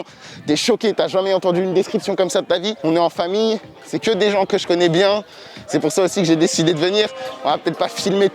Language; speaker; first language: French; native; French